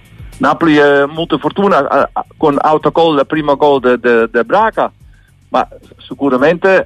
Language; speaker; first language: Italian; non-native, learner; Dutch